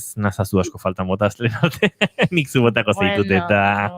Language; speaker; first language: Basque; native; Basque